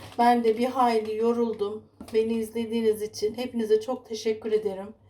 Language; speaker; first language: Turkish; native; Turkish